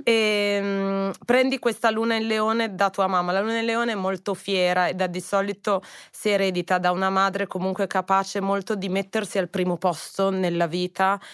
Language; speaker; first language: Italian; native; Italian